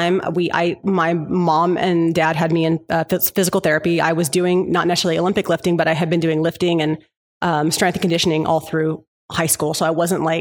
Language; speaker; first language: English; native; English